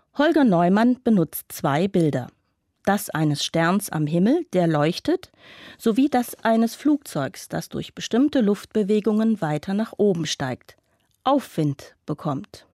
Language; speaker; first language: German; native; German